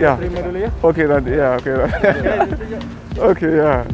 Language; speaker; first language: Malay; non-native, fluent; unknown